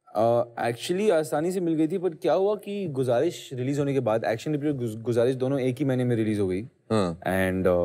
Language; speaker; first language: Hindi; native; Hindi